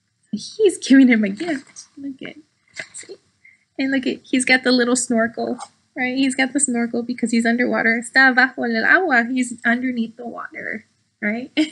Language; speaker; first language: English; early bilingual, other home language; Spanish